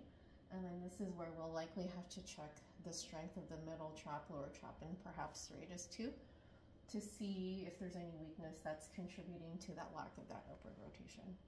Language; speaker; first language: English; native; English